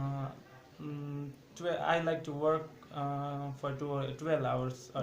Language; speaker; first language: English; non-native, learner; Nepali